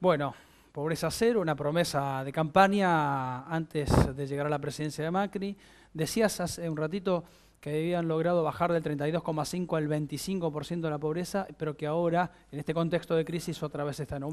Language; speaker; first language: Spanish; native; Spanish